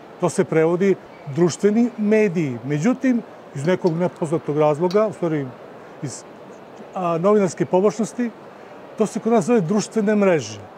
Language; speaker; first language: Serbian; native; Serbian